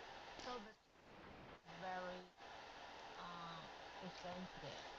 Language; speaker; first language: English; non-native, learner; Chinese